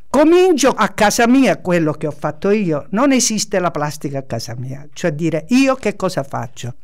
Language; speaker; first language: Italian; native; Italian